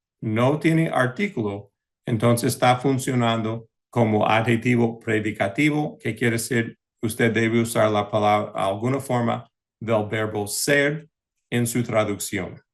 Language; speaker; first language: Spanish; early bilingual, heritage; English